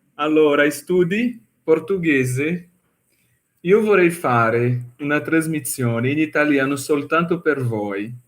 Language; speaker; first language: Italian; non-native, fluent; Portuguese